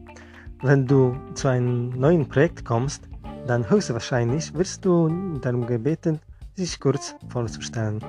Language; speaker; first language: German; non-native, fluent; Polish